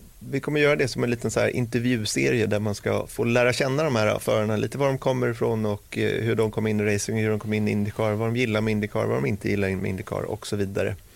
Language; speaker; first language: Swedish; native; Swedish